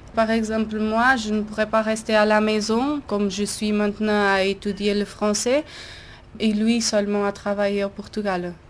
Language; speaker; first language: French; non-native, learner; Portuguese